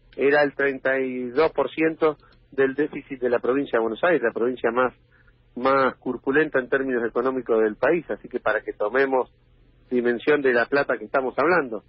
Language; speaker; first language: Spanish; native; Spanish